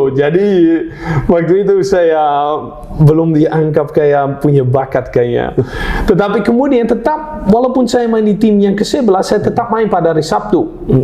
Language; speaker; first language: Indonesian; non-native, fluent; Dutch